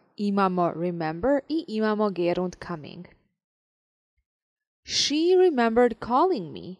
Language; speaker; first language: English; non-native, fluent; Serbian